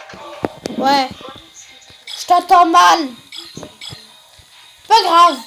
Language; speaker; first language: French; native; French